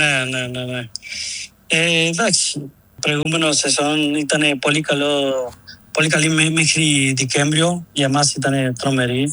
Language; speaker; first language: Greek; non-native, learner; Spanish